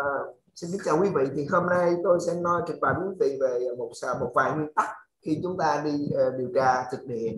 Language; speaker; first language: Vietnamese; native; Vietnamese